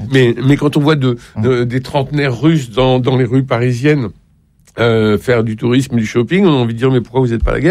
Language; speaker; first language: French; native; French